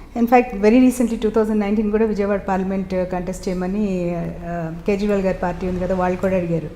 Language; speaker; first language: Telugu; native; Telugu